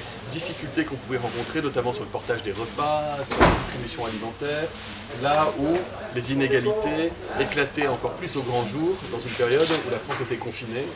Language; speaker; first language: French; native; French